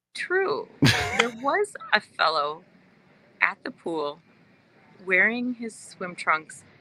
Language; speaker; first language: English; early bilingual, other home language; Norwegian